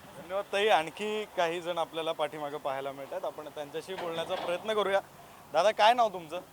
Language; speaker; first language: Marathi; native; Marathi